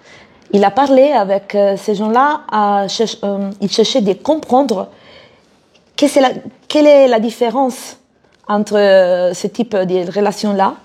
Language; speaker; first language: French; non-native, fluent; Italian